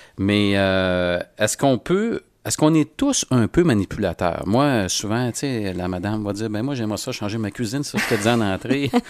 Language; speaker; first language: French; native; French